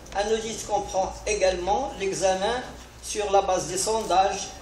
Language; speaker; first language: French; non-native, local second language; Arabic